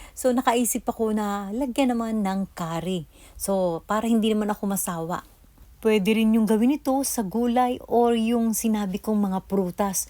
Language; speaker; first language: Filipino; native; Filipino